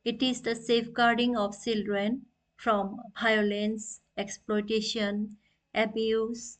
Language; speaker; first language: English; non-native, local second language; Assamese